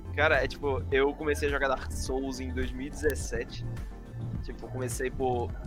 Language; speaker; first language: Portuguese; native; Portuguese